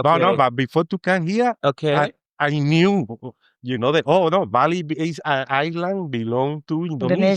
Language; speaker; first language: English; non-native, fluent; Spanish